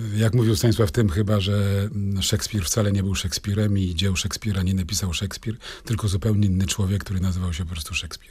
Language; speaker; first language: Polish; native; Polish